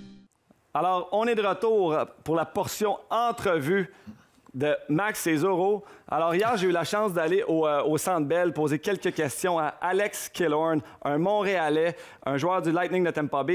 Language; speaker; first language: French; native; French